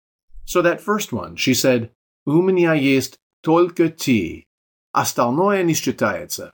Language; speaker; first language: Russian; non-native, fluent; English